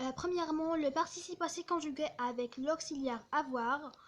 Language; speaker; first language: French; non-native, local second language; Arabic